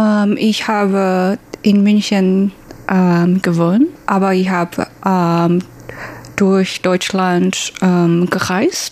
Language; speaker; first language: German; non-native, learner; Chinese